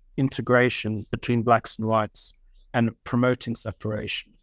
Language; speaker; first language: English; native; English